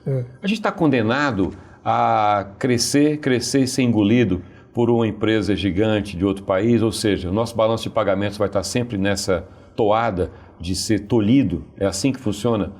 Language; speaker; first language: Portuguese; native; Portuguese